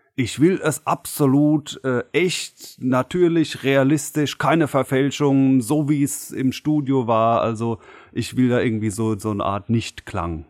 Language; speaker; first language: German; native; German